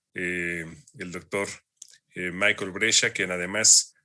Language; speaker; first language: Spanish; native; Spanish